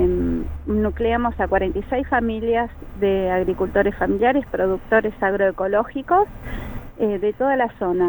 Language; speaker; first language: Spanish; native; Spanish